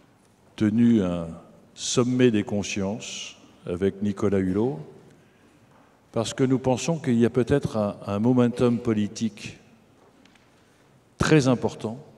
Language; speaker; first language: French; native; French